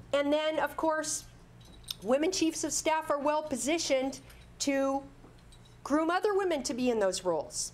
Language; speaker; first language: English; native; English